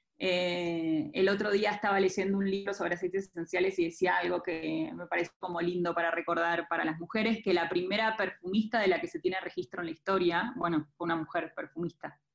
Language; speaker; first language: Spanish; native; Spanish